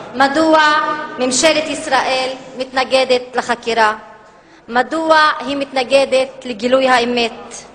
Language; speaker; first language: Hebrew; non-native, local second language; Arabic